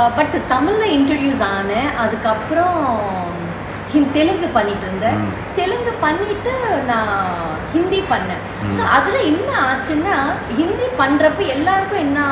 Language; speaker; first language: Tamil; non-native, local second language; Telugu